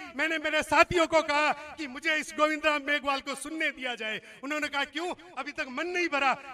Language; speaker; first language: Hindi; non-native, local second language; Marwari